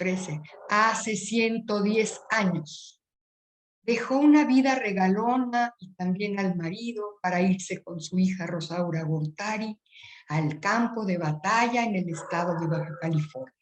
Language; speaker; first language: Spanish; native; Spanish